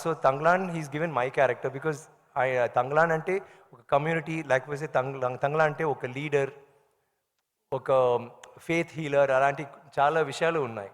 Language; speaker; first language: Telugu; non-native, learner; Tamil